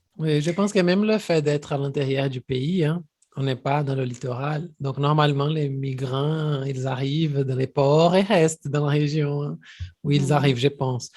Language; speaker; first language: French; non-native, fluent; Portuguese